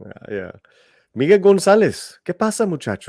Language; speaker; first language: Spanish; early bilingual, heritage; English